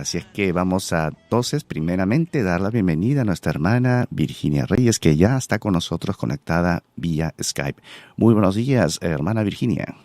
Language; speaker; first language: Spanish; native; Spanish